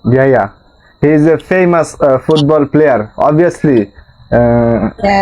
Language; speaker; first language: English; non-native, local second language; Bangla